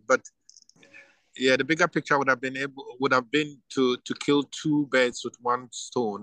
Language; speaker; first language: English; non-native, local second language; Akan